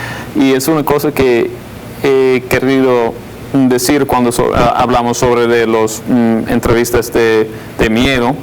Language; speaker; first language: Spanish; non-native, fluent; English